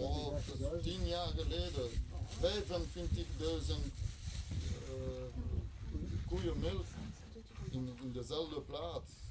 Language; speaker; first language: Dutch; non-native, learner; French